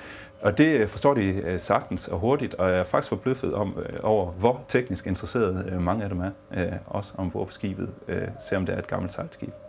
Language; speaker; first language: Danish; native; Danish